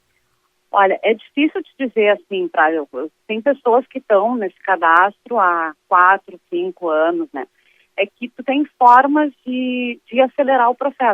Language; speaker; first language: Portuguese; native; Portuguese